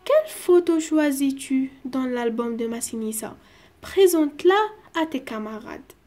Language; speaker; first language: French; non-native, local second language; Arabic